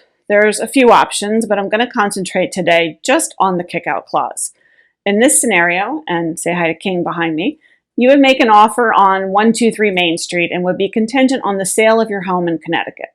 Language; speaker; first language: English; native; English